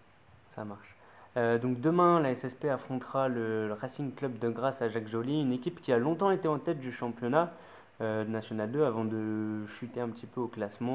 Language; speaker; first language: French; native; French